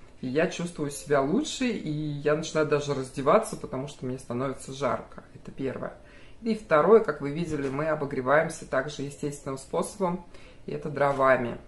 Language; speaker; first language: Russian; native; Russian